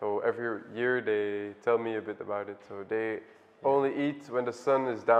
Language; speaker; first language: English; non-native, fluent; Dutch